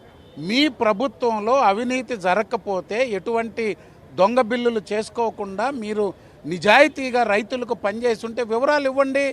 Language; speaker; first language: Telugu; native; Telugu